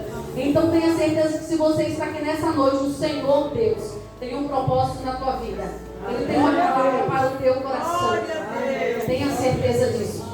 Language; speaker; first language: Portuguese; native; Portuguese